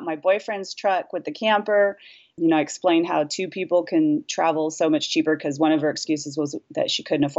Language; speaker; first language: English; native; English